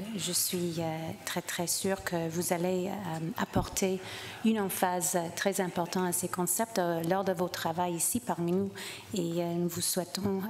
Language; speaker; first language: French; non-native, fluent; English